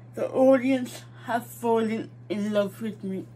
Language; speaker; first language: English; native; English